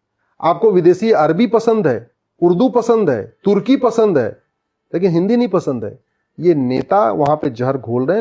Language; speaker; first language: Hindi; native; Hindi